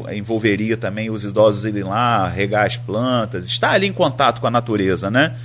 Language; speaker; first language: Portuguese; native; Portuguese